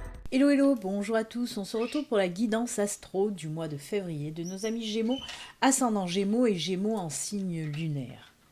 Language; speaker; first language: French; native; French